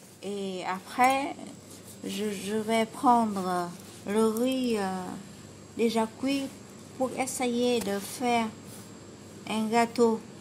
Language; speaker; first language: French; non-native, learner; Vietnamese